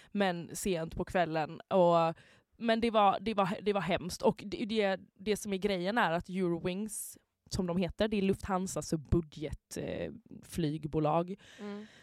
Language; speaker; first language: Swedish; native; Swedish